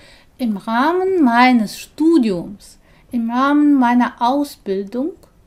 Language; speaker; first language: German; non-native, fluent; Persian